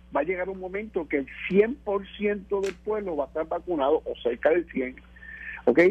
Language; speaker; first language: Spanish; native; Spanish